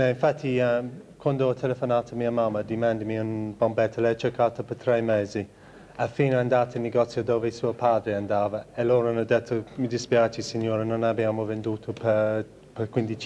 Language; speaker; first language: Italian; non-native, learner; English